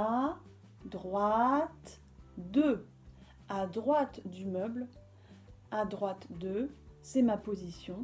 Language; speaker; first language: French; native; French